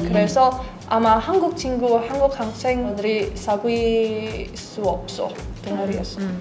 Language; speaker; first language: Korean; non-native, learner; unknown